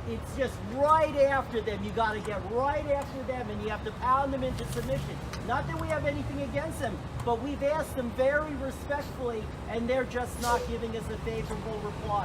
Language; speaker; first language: English; native; English